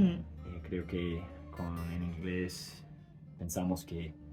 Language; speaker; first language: Spanish; non-native, fluent; English